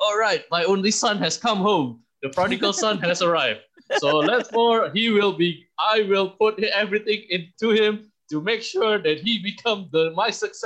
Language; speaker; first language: English; early bilingual, other home language; Indonesian